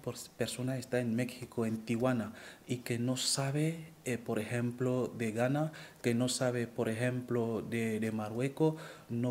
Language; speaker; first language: Spanish; non-native, fluent; French